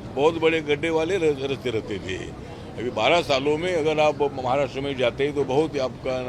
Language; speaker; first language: Hindi; non-native, local second language; Marathi